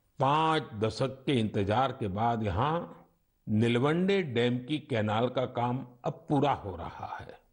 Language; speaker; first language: Hindi; non-native, local second language; Gujarati